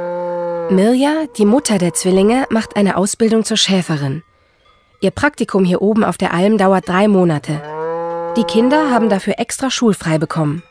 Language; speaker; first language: German; native; German